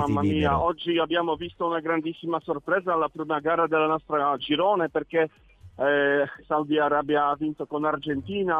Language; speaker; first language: Italian; non-native, learner; Polish